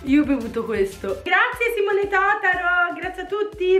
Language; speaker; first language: Italian; native; Italian